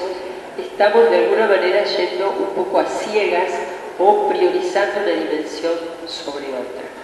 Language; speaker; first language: Spanish; native; Spanish